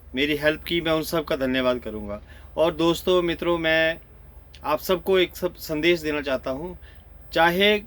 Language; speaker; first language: Hindi; native; Hindi